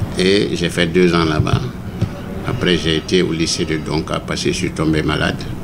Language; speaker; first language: French; non-native, local second language; Bambara